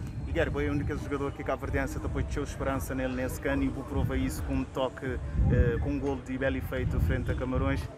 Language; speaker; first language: Portuguese; non-native, local second language; Kabuverdianu